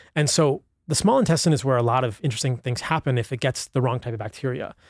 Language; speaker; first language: English; native; English